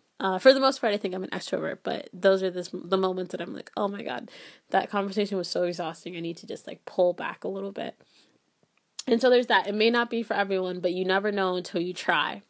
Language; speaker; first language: English; early bilingual, other home language; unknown